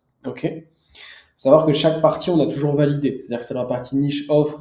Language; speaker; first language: French; native; French